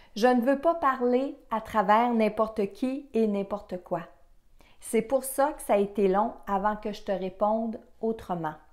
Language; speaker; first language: French; native; French